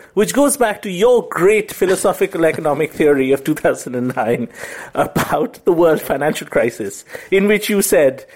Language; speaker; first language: English; non-native, local second language; Bangla